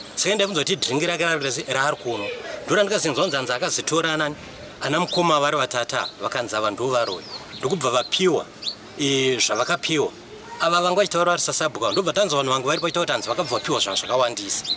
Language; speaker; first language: Shona; native; Shona